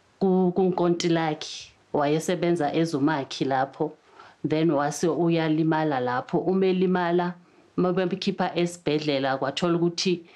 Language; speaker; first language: Zulu; native; Zulu